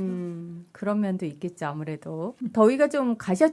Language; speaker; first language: Korean; native; Korean